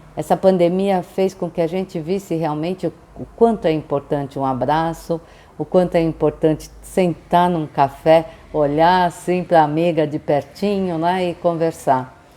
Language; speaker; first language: Portuguese; early bilingual, other home language; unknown